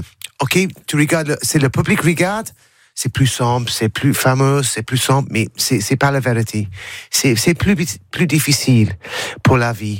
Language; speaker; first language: French; non-native, learner; English